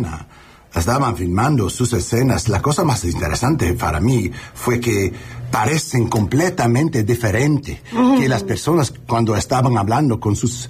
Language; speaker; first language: Spanish; early bilingual, heritage; English